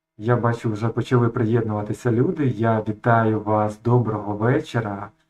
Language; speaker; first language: Ukrainian; native; Ukrainian